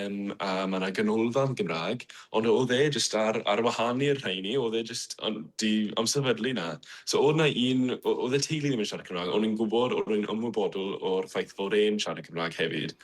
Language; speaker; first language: Welsh; non-native, fluent; English